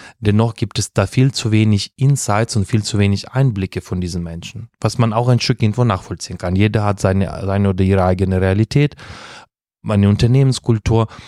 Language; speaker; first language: German; non-native, fluent; Russian